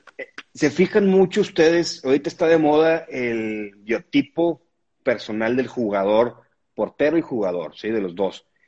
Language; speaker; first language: Spanish; native; Spanish